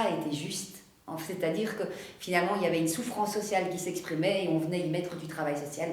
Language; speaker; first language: French; native; French